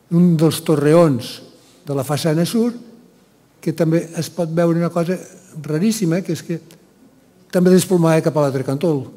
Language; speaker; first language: Catalan; native; Catalan